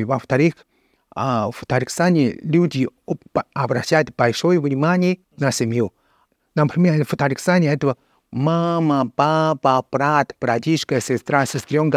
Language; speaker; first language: Russian; non-native, learner; Chinese